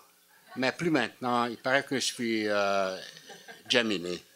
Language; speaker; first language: French; non-native, fluent; Hungarian